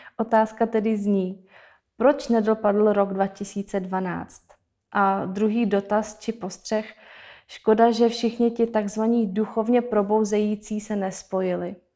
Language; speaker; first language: Czech; native; Czech